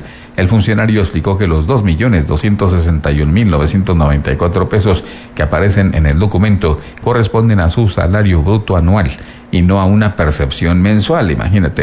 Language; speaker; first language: Spanish; native; Spanish